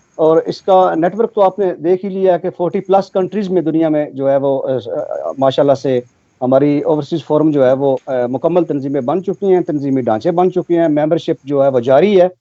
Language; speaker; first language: Urdu; non-native, local second language; Punjabi